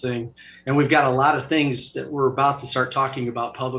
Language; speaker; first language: English; native; English